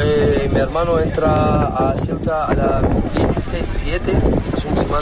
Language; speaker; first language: Spanish; non-native, learner; Arabic